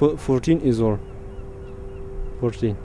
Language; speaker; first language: English; non-native, learner; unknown